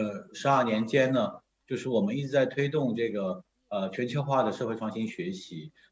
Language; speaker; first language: Chinese; native; Chinese